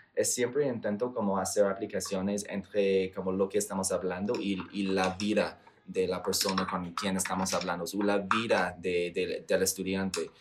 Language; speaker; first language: Spanish; non-native, fluent; English